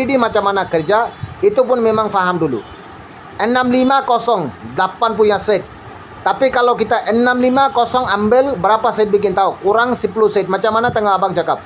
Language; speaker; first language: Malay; non-native, learner; Bangla